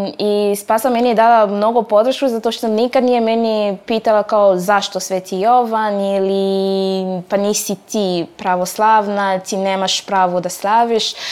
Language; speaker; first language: Serbian; non-native, fluent; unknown